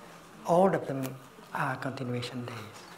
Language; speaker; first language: English; non-native, fluent; Vietnamese